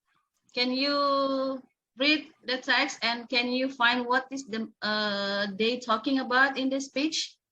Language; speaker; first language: English; non-native, learner; Indonesian